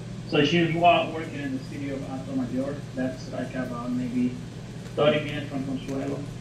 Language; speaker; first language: English; non-native, fluent; Spanish